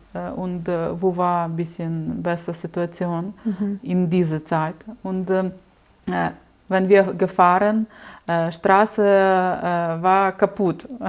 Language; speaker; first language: German; non-native, learner; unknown